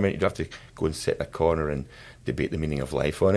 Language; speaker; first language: English; native; English